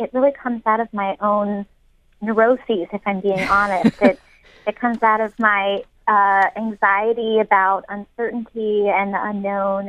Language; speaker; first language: English; native; English